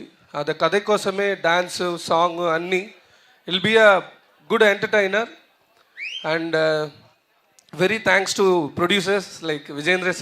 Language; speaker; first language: Telugu; non-native, learner; Tamil